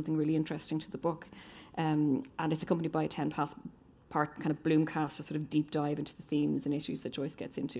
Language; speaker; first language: English; native; English